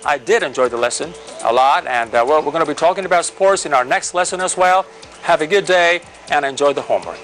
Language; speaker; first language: English; non-native, fluent; Spanish